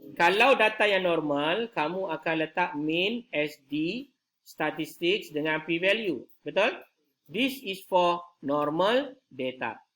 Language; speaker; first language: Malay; native; Malay